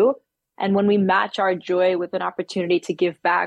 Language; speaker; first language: English; native; English